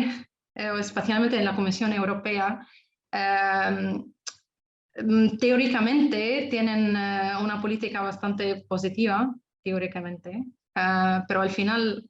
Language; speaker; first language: Spanish; non-native, fluent; Arabic